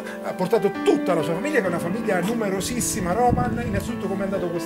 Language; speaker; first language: Italian; native; Italian